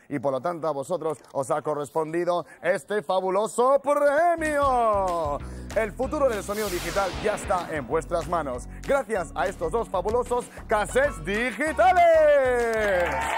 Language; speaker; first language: Spanish; native; Spanish